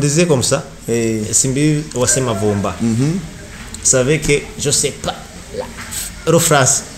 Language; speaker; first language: French; non-native, learner; Rundi